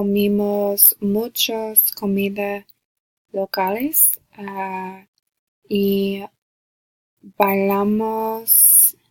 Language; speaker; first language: Spanish; non-native, learner; English